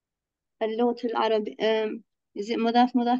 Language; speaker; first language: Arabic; non-native, learner; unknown